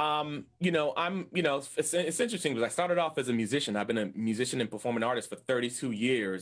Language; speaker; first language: English; native; English